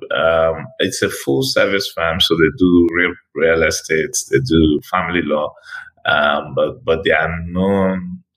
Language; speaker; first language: English; non-native, local second language; Igbo